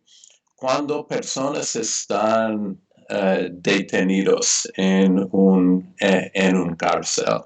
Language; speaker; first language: Spanish; non-native, fluent; English